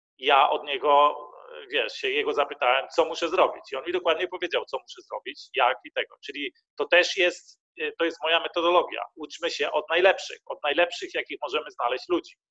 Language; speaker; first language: Polish; early bilingual, heritage; Polish